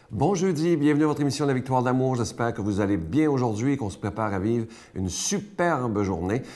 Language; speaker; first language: French; native; French